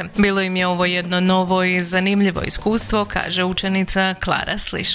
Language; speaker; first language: Croatian; native; Croatian